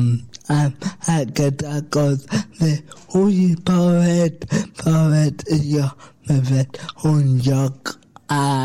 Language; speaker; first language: Catalan; non-native, local second language; Spanish